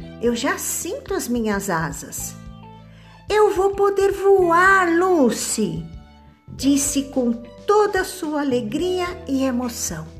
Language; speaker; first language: Portuguese; native; Portuguese